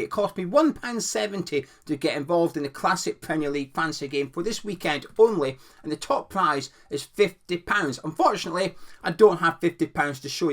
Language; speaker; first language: English; native; English